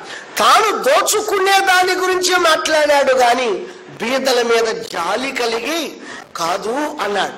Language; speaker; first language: Telugu; native; Telugu